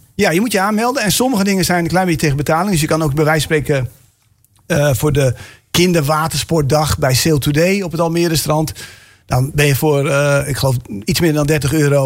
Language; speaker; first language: Dutch; native; Dutch